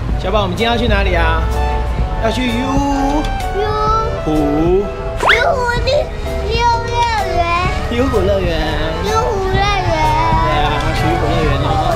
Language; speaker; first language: Chinese; native; Chinese